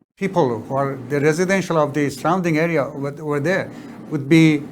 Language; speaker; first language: English; non-native, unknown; Persian